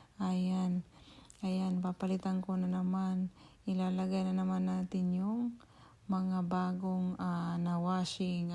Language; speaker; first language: Filipino; non-native, local second language; Cebuano